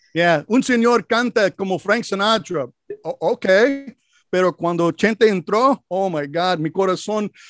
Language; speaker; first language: Spanish; non-native, learner; English